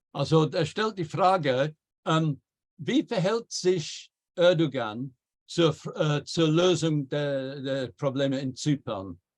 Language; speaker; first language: German; non-native, fluent; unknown